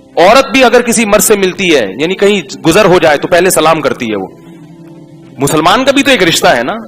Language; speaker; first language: Urdu; native; Urdu